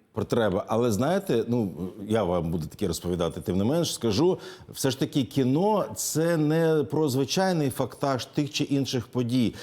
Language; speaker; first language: Ukrainian; native; Ukrainian